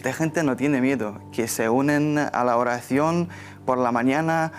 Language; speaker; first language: Spanish; non-native, learner; Ukrainian